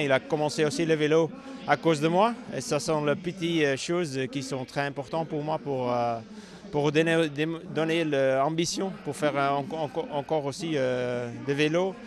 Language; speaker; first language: French; non-native, local second language; Dutch